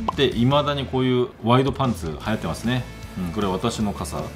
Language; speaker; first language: Japanese; non-native, fluent; Korean